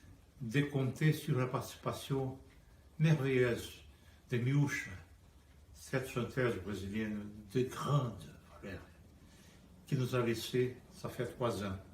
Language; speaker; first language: French; non-native, fluent; Portuguese